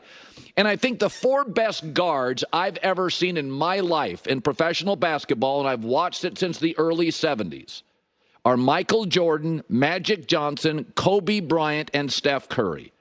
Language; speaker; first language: English; native; English